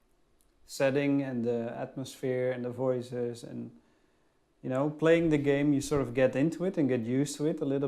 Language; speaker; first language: English; non-native, fluent; Dutch